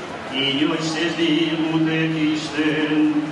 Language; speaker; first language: Basque; non-native, local second language; Spanish